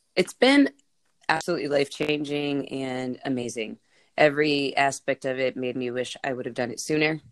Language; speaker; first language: English; native; English